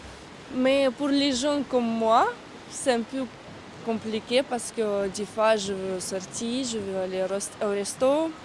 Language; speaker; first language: French; non-native, learner; Russian